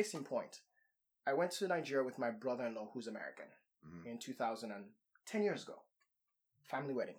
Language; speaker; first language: English; non-native, local second language; Yoruba